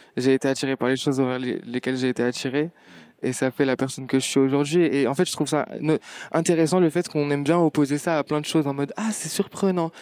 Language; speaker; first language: French; non-native, local second language; Arabic